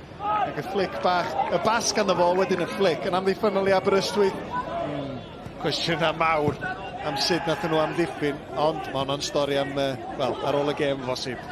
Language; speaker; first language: Welsh; native; Welsh